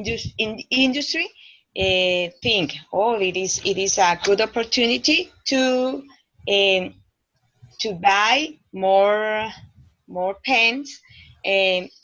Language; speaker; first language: English; non-native, learner; Spanish